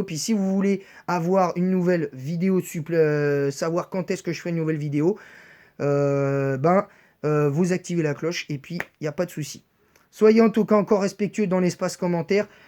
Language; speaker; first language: French; native; French